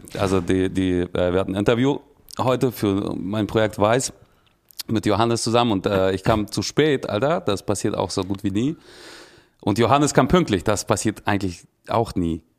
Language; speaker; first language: German; native; German